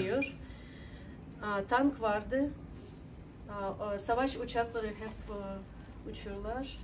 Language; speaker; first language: Turkish; non-native, learner; Ukrainian